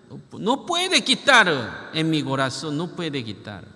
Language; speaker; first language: Spanish; non-native, learner; Korean